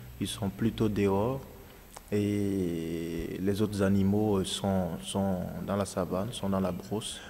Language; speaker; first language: French; non-native, local second language; Dyula